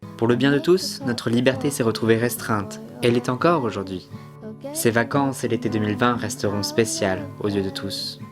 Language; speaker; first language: French; native; French